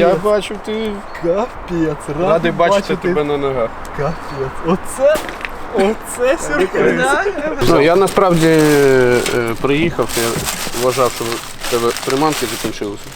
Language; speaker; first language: Ukrainian; native; Ukrainian